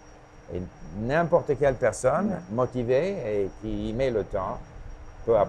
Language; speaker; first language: French; non-native, local second language; English